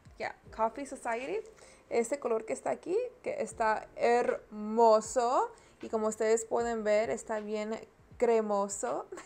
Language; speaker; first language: Spanish; early bilingual, heritage; Spanish